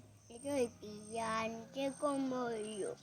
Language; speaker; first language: Spanish; early bilingual, heritage; Spanish